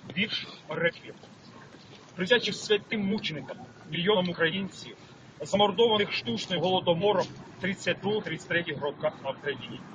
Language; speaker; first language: Ukrainian; native; Ukrainian